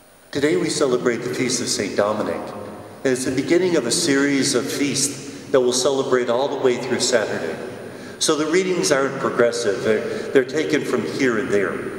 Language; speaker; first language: English; native; English